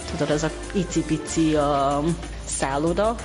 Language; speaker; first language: Hungarian; non-native, learner; Japanese